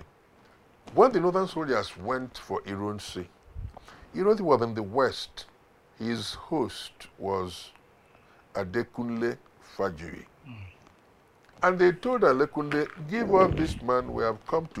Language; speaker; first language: English; non-native, local second language; Igbo